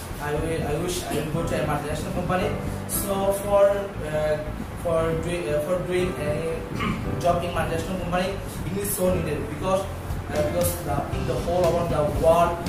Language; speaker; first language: English; non-native, learner; Bangla